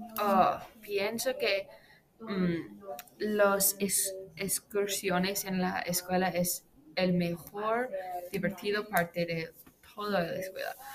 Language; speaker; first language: Spanish; non-native, learner; English